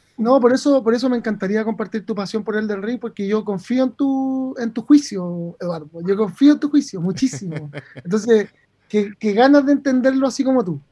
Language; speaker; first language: Spanish; native; Spanish